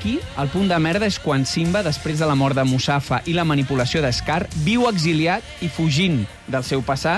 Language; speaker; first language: Catalan; native; Catalan